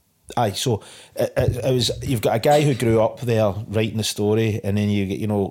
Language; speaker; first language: English; native; English